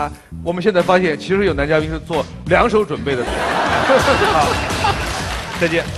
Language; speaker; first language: Chinese; native; Chinese